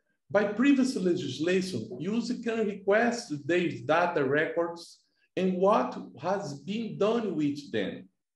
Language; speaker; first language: English; non-native, fluent; Portuguese